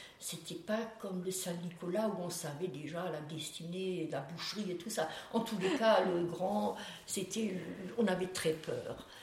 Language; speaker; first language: French; non-native, local second language; Swiss German